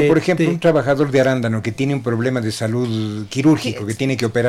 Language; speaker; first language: Spanish; native; Spanish